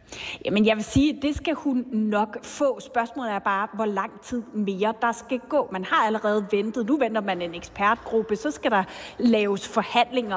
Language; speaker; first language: Danish; native; Danish